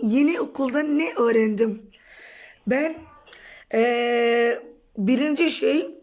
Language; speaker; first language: Turkish; non-native, learner; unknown